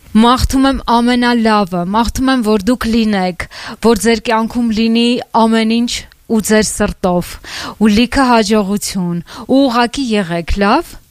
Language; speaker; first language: Armenian; native; Armenian